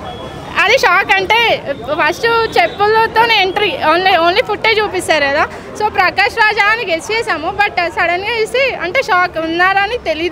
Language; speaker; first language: Telugu; native; Telugu